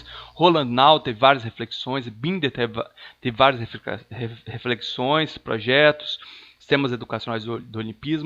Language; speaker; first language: Portuguese; native; Portuguese